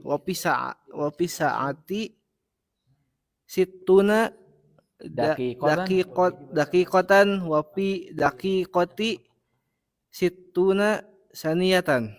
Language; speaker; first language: Arabic; non-native, learner; Indonesian